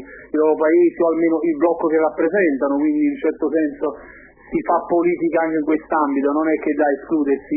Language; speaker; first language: Italian; native; Italian